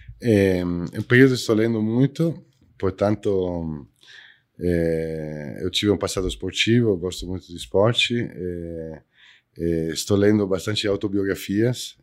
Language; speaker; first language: Portuguese; non-native, fluent; Italian